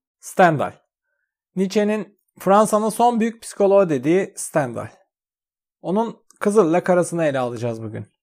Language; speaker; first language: Turkish; native; Turkish